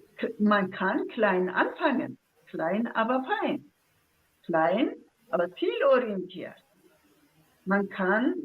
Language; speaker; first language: German; non-native, fluent; Zaza